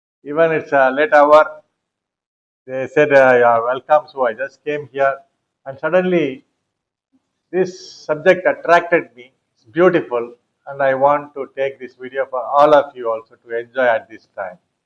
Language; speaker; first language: English; non-native, local second language; Tamil